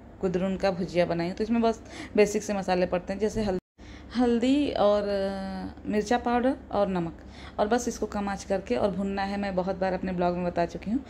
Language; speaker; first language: Hindi; native; Hindi